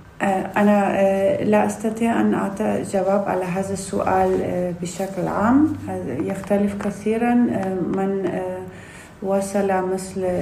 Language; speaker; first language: Arabic; non-native, learner; Russian